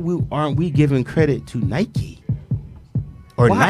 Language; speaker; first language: English; native; English